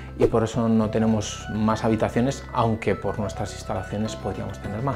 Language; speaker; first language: Spanish; native; Spanish